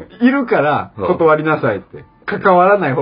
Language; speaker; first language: Japanese; native; Japanese